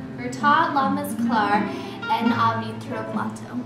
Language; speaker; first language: Spanish; non-native, learner; English